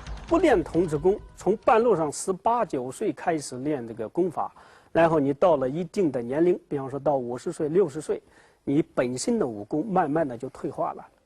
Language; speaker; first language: Chinese; native; Chinese